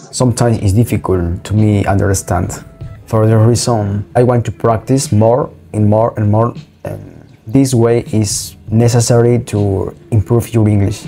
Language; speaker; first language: English; non-native, learner; Spanish